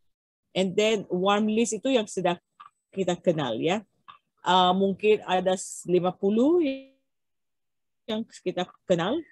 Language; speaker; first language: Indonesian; non-native, learner; Filipino